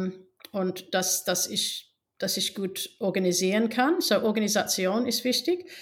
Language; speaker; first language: German; non-native, fluent; English